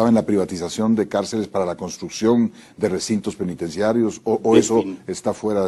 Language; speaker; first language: Spanish; native; Spanish